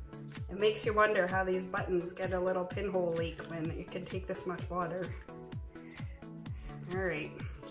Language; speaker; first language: English; native; English